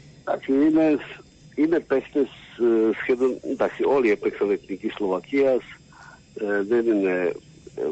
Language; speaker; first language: Greek; non-native, learner; Slovak